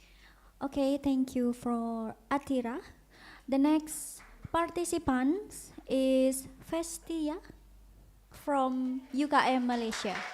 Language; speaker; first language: English; non-native, learner; Indonesian